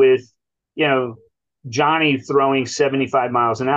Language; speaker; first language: English; native; English